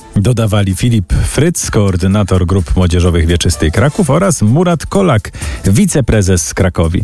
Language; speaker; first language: Polish; native; Polish